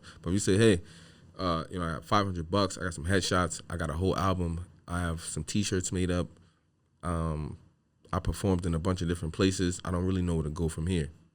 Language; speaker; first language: English; native; English